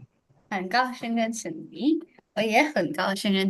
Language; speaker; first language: Chinese; non-native, fluent; Urdu